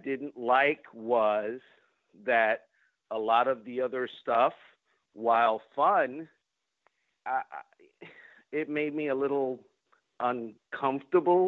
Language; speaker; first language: English; non-native, fluent; Spanish